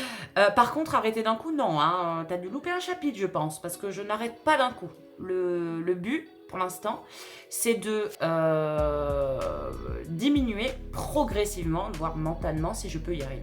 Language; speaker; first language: French; native; French